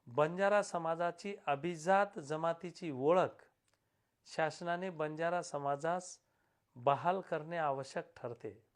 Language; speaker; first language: Marathi; non-native, local second language; Lambadi